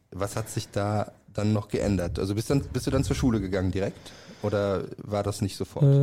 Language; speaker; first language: German; native; German